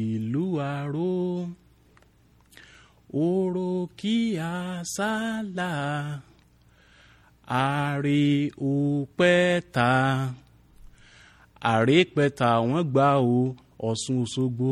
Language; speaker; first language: English; non-native, local second language; Yoruba